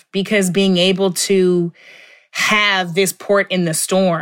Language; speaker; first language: English; native; English